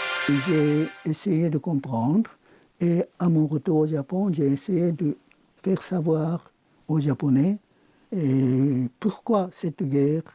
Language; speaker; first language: French; non-native, fluent; Japanese